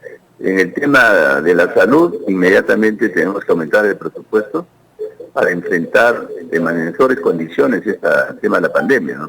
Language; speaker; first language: Spanish; native; Spanish